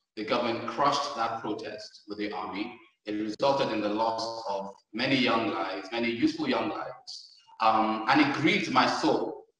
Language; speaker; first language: English; native; English